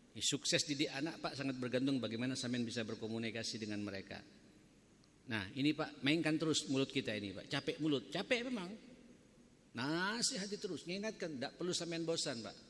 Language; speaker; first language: Indonesian; native; Indonesian